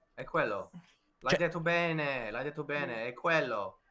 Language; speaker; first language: Italian; non-native, fluent; English